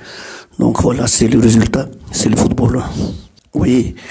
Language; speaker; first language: French; non-native, local second language; Malagasy